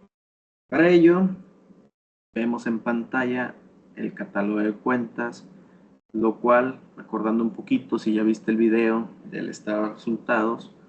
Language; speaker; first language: Spanish; native; Spanish